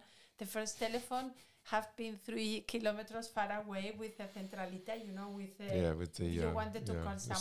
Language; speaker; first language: English; non-native, fluent; Spanish